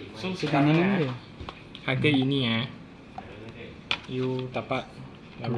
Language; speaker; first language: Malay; non-native, local second language; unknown